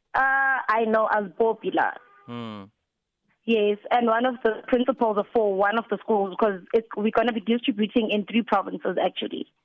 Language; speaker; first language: English; non-native, local second language; Southern Sotho